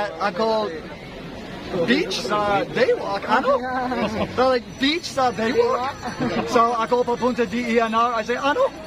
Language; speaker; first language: Filipino; non-native, learner; English